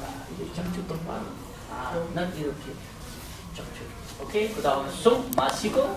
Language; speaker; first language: Korean; non-native, learner; Hindi